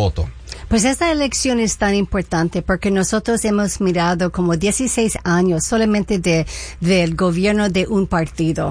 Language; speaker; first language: Spanish; early bilingual, heritage; Spanish